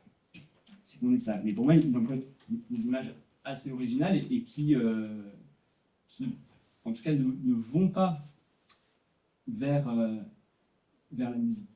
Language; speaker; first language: French; native; French